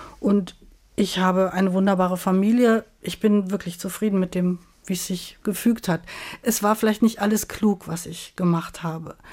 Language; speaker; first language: German; native; German